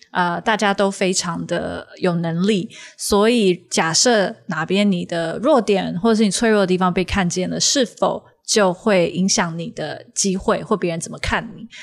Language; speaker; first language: Chinese; native; Chinese